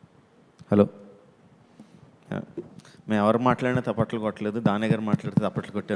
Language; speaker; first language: Telugu; native; Telugu